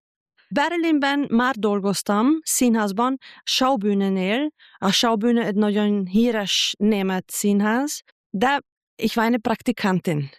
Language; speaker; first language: Hungarian; non-native, learner; German